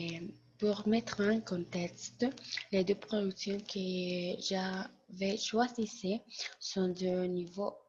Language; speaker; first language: French; non-native, learner; Spanish